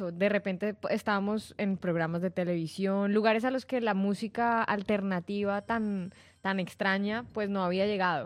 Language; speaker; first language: Spanish; native; Spanish